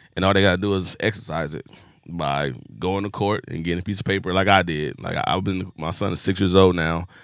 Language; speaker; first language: English; native; English